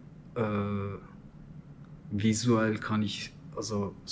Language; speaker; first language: German; non-native, learner; Turkish